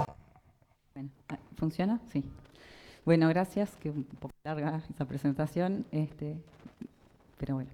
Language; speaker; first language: Spanish; native; Spanish